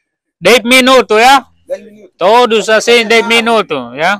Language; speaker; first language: Portuguese; non-native, learner; Vietnamese